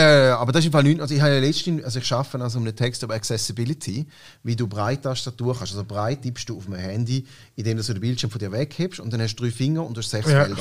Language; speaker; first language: German; native; German